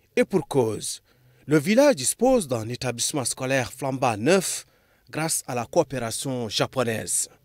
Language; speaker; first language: French; non-native, local second language; Arabic